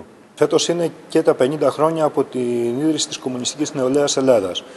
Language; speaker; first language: Greek; native; Greek